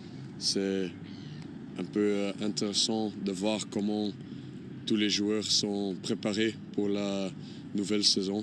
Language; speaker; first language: French; non-native, local second language; Dutch